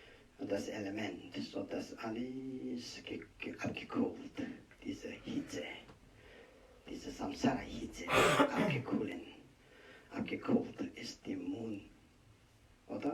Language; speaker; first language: German; non-native, learner; Tibetan